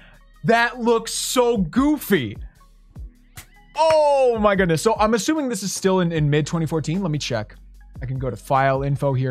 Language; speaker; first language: English; native; English